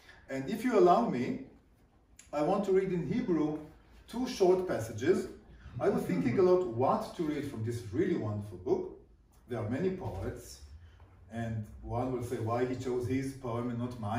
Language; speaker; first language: English; non-native, fluent; Hebrew